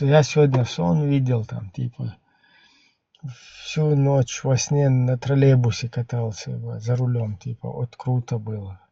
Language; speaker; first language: Russian; native; Russian